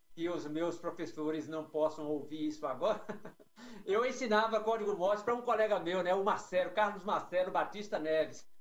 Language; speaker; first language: Portuguese; native; Portuguese